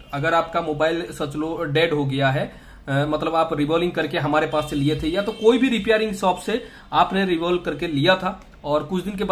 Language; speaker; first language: Hindi; non-native, local second language; Odia